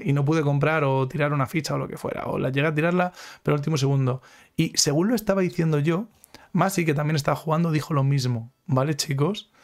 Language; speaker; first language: Spanish; native; Spanish